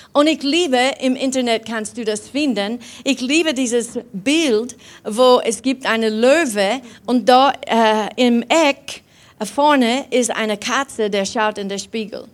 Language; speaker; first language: German; non-native, fluent; English